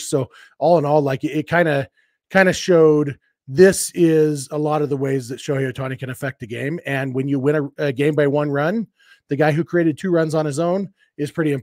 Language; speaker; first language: English; native; English